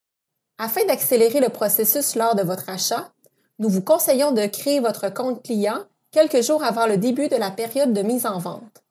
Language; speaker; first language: French; native; French